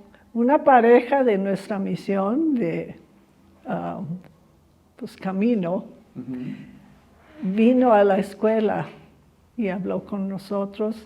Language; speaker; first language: Spanish; early bilingual, other home language; English